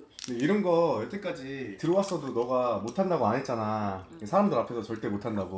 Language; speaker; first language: Korean; native; Korean